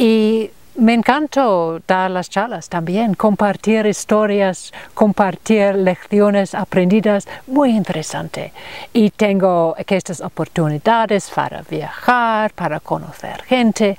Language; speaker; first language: Spanish; non-native, learner; English